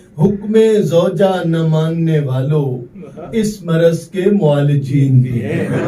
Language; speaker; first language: Urdu; non-native, local second language; Punjabi